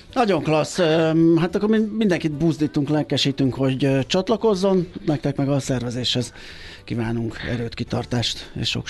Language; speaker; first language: Hungarian; native; Hungarian